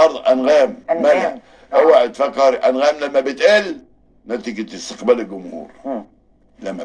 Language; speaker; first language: Arabic; native; Arabic